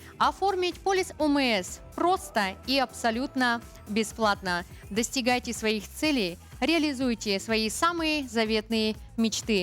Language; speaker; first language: Russian; native; Russian